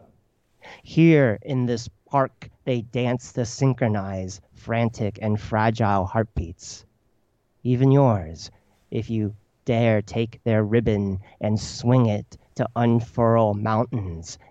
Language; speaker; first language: English; early bilingual, other home language; Chinese